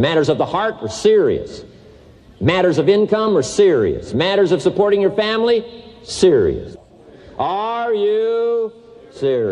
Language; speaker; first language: English; native; English